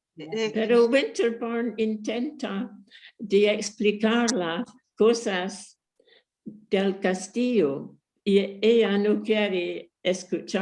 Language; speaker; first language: Spanish; non-native, fluent; English